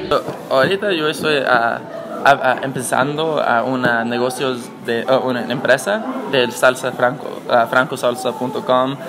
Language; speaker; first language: Spanish; non-native, learner; English